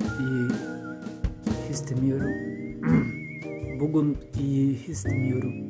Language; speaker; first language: Turkish; non-native, learner; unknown